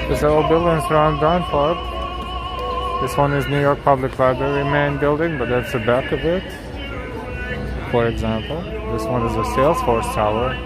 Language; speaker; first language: English; non-native, fluent; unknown